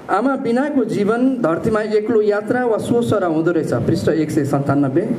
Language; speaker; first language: Nepali; native; Nepali